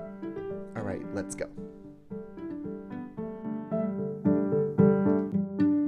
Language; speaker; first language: English; native; English